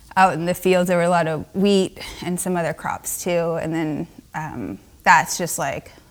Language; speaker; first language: English; native; English